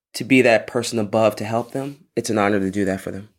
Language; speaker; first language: English; native; English